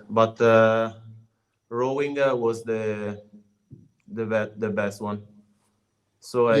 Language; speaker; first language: English; non-native, learner; Italian